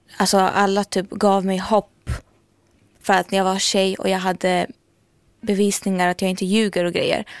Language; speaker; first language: Swedish; non-native, learner; Albanian